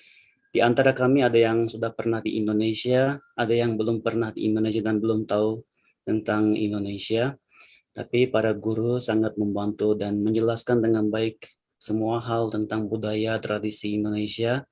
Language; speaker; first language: Indonesian; non-native, learner; Turkish